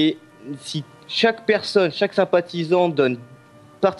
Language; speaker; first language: French; native; French